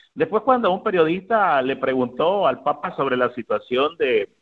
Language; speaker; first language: Spanish; native; Spanish